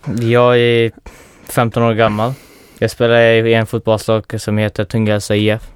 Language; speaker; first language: Swedish; early bilingual, other home language; Persian